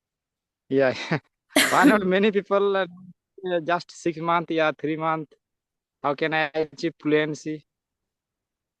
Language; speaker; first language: English; non-native, learner; Santali